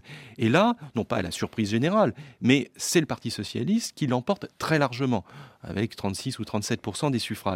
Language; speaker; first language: French; native; French